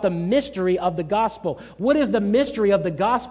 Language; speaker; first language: English; native; English